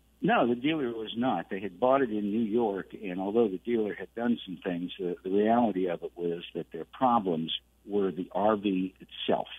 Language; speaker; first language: English; native; English